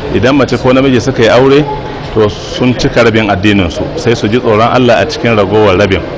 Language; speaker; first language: Hausa; native; Hausa